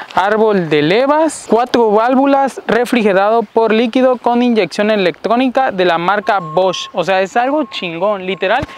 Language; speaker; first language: Spanish; native; Spanish